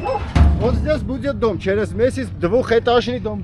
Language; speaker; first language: Russian; non-native, fluent; Armenian